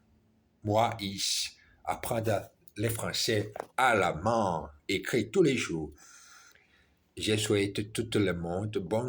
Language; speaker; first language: French; non-native, learner; Portuguese